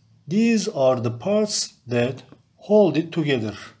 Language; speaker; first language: English; non-native, fluent; Turkish